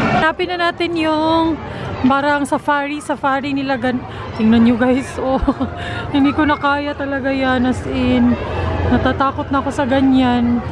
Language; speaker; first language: Filipino; non-native, local second language; Cebuano